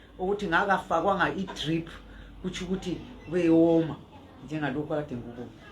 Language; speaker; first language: Zulu; native; Zulu